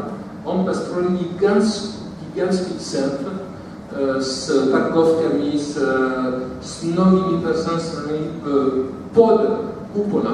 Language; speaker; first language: Russian; non-native, fluent; French